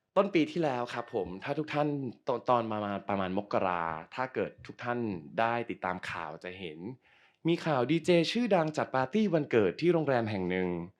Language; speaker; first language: Thai; native; Thai